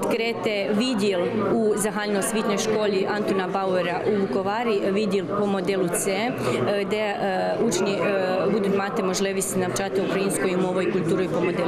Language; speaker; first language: Ukrainian; early bilingual, heritage; Ukrainian